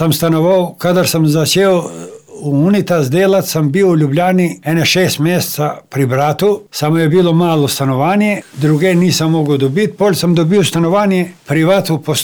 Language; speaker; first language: Slovenian; non-native, fluent; Albanian